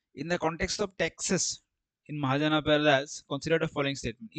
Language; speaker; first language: English; non-native, local second language; Assamese